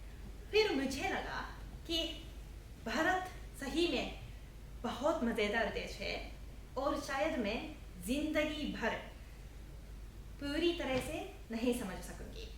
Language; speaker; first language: Hindi; non-native, fluent; Japanese